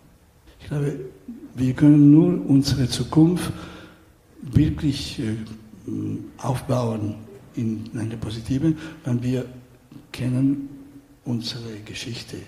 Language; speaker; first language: German; non-native, fluent; Catalan